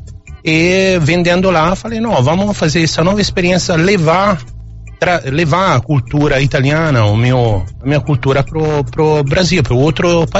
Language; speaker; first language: Portuguese; non-native, fluent; Italian